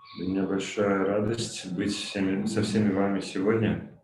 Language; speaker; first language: Russian; native; Russian